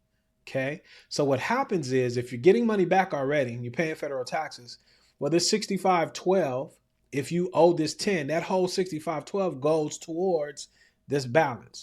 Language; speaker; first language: English; native; English